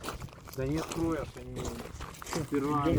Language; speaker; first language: Russian; early bilingual, heritage; Russian